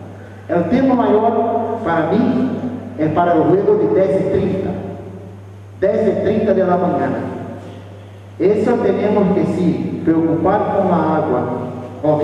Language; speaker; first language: Spanish; non-native, fluent; Portuguese